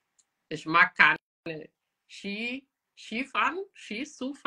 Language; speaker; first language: German; non-native, fluent; Portuguese